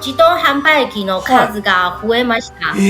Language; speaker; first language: Japanese; non-native, learner; Chinese